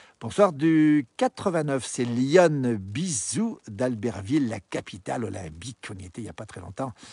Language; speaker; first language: French; native; French